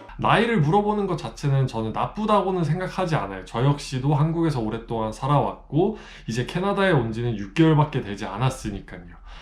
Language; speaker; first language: Korean; native; Korean